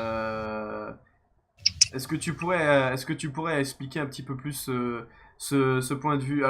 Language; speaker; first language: French; native; French